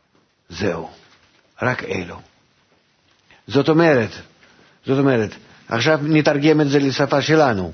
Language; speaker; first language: Hebrew; non-native, fluent; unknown